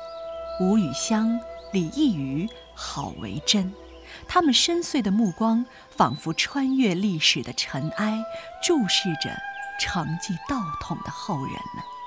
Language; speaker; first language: Chinese; native; Chinese